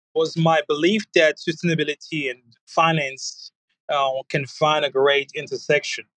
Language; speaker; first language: English; non-native, fluent; French